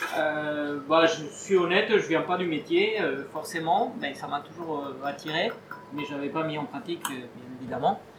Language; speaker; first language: French; non-native, fluent; Spanish